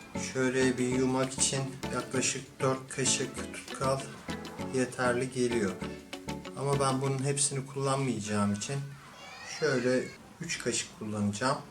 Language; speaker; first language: Turkish; native; Turkish